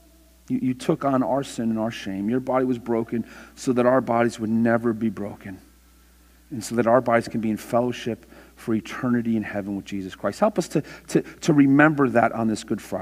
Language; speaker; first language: English; native; English